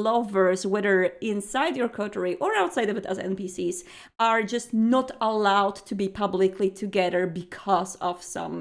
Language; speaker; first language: English; non-native, fluent; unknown